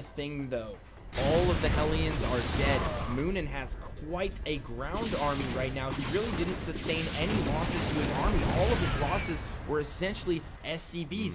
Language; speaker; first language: English; native; English